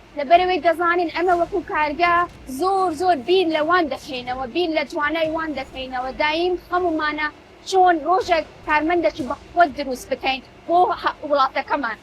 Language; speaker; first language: Central Kurdish; early bilingual, heritage; Central Kurdish